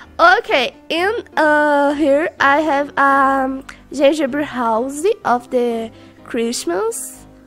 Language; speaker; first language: English; non-native, learner; Portuguese